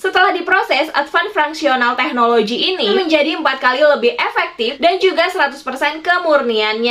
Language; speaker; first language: Indonesian; native; Indonesian